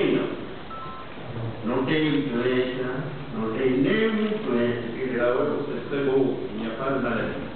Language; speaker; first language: French; non-native, fluent; Portuguese